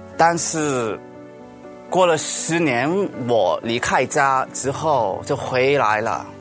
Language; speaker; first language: Chinese; early bilingual, heritage; Chinese